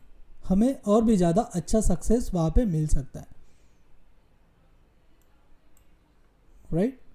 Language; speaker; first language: Hindi; native; Hindi